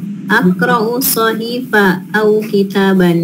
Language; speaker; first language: Arabic; non-native, learner; Indonesian